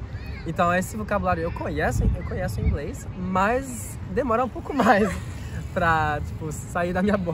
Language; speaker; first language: Portuguese; non-native, fluent; French